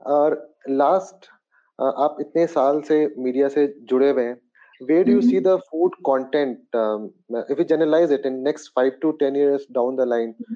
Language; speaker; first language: Hindi; native; Hindi